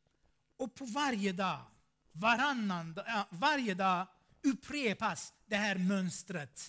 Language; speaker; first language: Swedish; non-native, fluent; Armenian